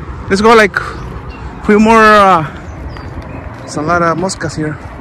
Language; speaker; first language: English; non-native, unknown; Spanish